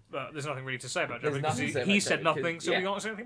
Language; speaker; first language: English; native; English